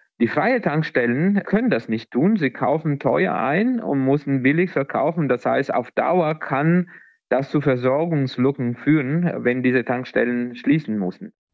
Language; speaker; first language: German; non-native, fluent; Italian